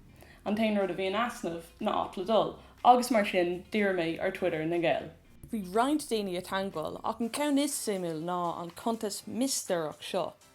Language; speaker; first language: Irish; non-native, local second language; English